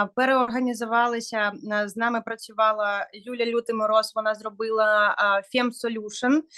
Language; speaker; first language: Ukrainian; non-native, local second language; Russian